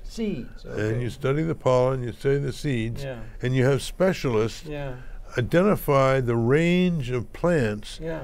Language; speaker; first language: English; native; English